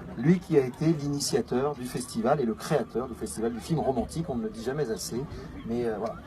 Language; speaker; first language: French; native; French